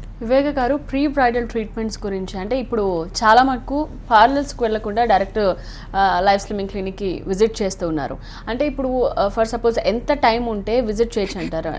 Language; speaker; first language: Telugu; native; Telugu